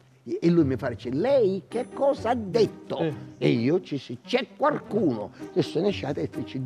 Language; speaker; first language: Italian; native; Italian